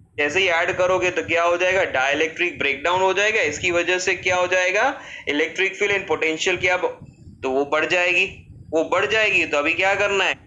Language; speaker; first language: Hindi; non-native, local second language; Gujarati